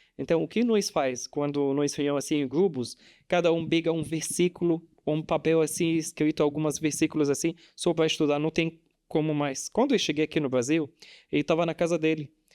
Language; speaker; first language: Portuguese; non-native, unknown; Arabic